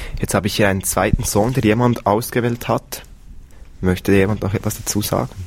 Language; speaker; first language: German; native; German